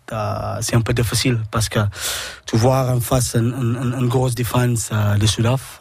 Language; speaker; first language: French; non-native, learner; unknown